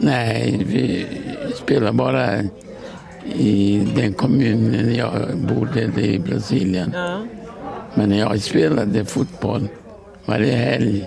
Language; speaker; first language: Swedish; early bilingual, other home language; Portuguese